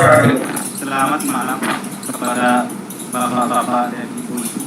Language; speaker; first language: Indonesian; non-native, fluent; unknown